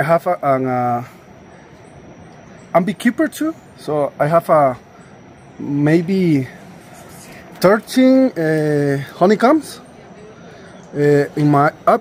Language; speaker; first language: English; non-native, learner; Spanish